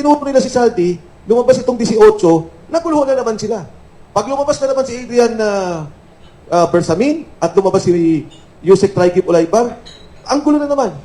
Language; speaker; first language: Filipino; native; Filipino